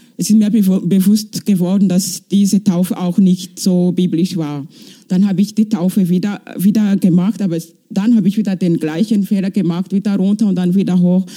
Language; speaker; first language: German; non-native, fluent; Kinyarwanda